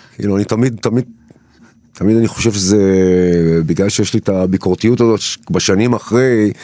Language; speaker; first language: Hebrew; early bilingual, other home language; Turkish